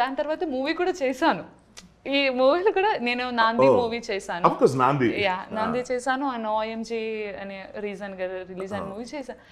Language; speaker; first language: Telugu; non-native, learner; Malayalam